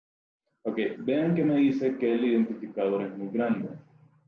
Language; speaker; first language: Spanish; native; Spanish